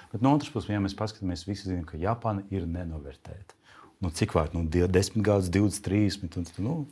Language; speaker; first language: Latvian; non-native, local second language; Russian